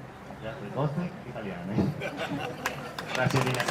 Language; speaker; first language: Italian; non-native, learner; Spanish